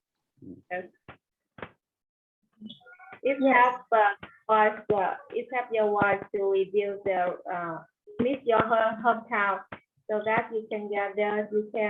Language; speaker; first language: English; non-native, learner; Vietnamese